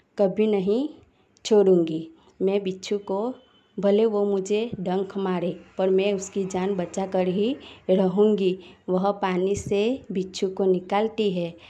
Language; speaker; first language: Hindi; non-native, local second language; Gujarati